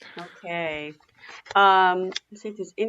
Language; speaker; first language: English; native; English